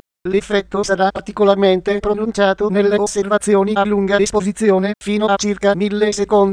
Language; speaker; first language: Italian; native; Italian